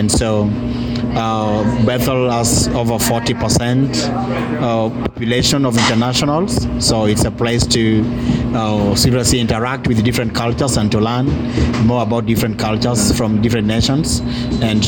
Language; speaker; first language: English; non-native, local second language; Luo (Kenya and Tanzania)